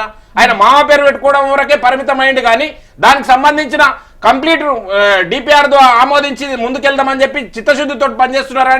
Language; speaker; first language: Telugu; native; Telugu